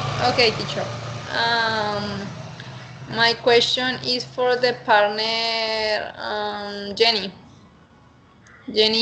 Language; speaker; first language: English; non-native, learner; Spanish